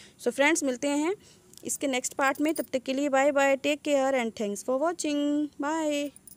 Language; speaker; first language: Hindi; native; Hindi